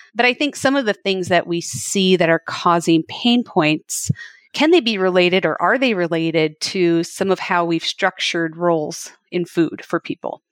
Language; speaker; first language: English; native; English